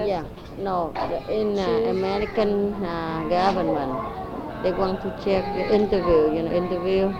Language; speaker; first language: English; non-native, learner; Vietnamese